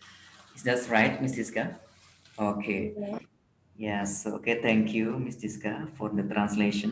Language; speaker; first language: English; non-native, fluent; Indonesian